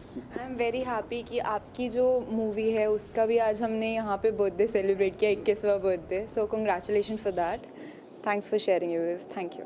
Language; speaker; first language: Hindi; native; Hindi